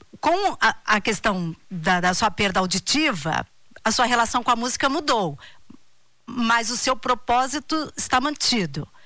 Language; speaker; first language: Portuguese; native; Portuguese